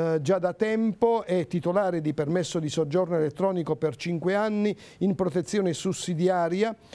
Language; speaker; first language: Italian; native; Italian